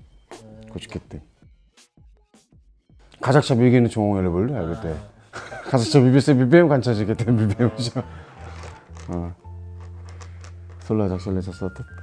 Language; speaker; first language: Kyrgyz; non-native, fluent; Korean